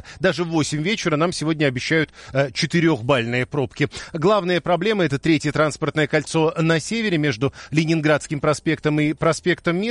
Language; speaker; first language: Russian; native; Russian